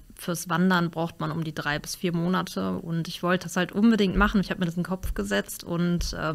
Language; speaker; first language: German; native; German